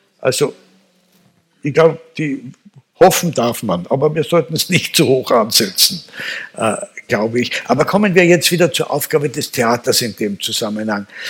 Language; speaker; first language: German; native; German